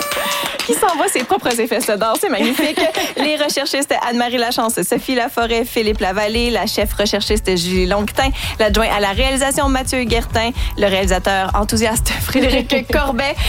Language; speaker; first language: French; native; French